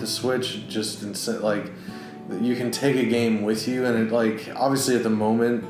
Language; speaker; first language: English; native; English